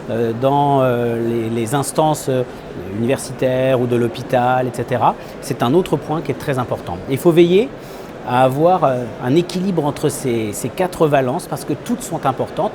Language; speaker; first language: French; native; French